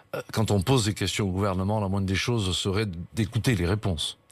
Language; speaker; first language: French; native; French